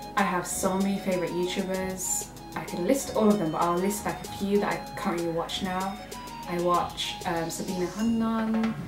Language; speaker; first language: English; native; English